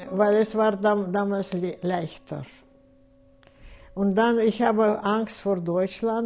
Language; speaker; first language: German; non-native, fluent; Russian